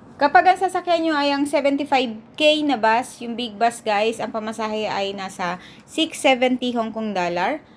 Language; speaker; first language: Filipino; native; Filipino